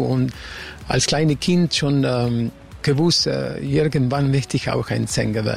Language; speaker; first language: German; non-native, fluent; Spanish